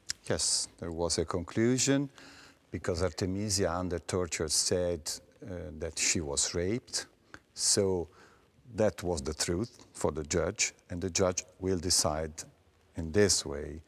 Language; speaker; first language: English; non-native, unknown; Italian